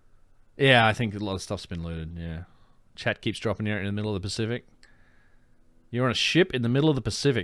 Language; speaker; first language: English; native; English